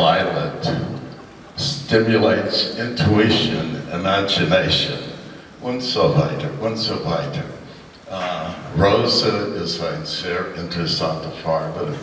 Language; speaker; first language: German; non-native, learner; English